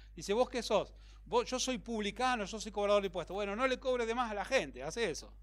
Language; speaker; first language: Spanish; native; Spanish